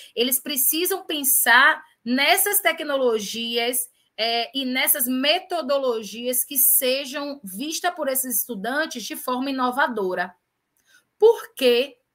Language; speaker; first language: Portuguese; native; Portuguese